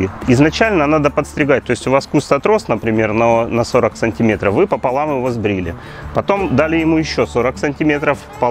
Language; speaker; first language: Russian; native; Russian